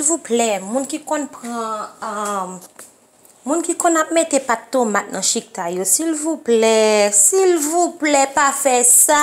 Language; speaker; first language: French; non-native, learner; Haitian Creole